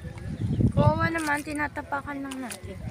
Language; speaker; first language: Filipino; native; Filipino